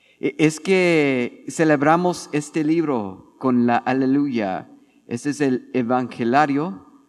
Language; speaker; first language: Spanish; non-native, fluent; English